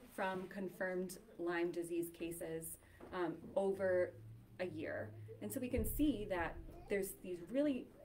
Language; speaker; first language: English; native; English